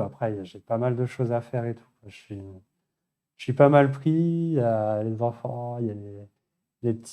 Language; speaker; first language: French; native; French